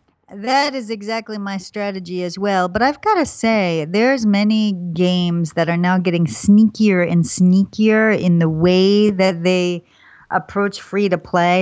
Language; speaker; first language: English; native; English